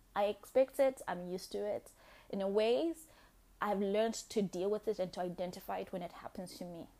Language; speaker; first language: English; non-native, local second language; Shona